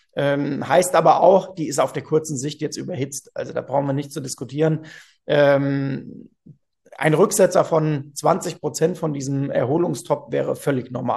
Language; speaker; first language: German; native; German